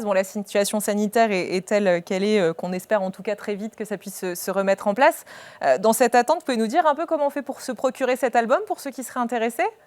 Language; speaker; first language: French; native; French